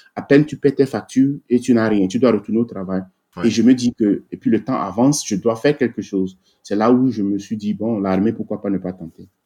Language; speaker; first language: French; non-native, local second language; Ewe